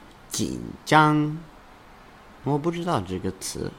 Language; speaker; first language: Chinese; non-native, learner; English